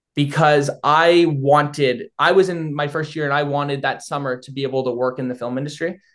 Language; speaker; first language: English; native; English